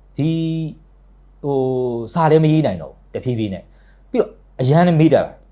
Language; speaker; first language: Burmese; native; Burmese